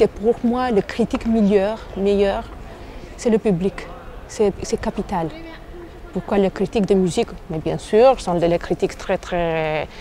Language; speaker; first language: French; non-native, fluent; Albanian